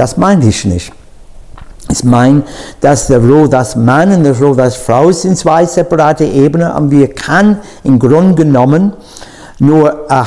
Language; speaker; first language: German; non-native, fluent; English